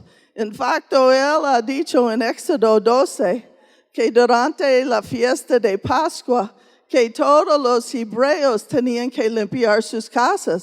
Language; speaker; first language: Spanish; non-native, fluent; English